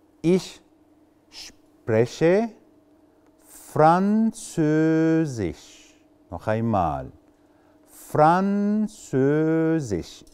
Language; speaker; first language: German; non-native, fluent; Arabic